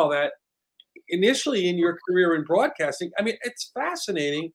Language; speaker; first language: English; native; English